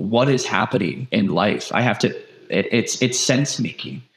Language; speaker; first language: English; native; English